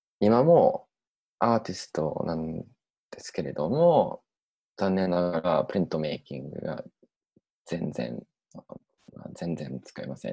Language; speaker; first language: Japanese; non-native, learner; English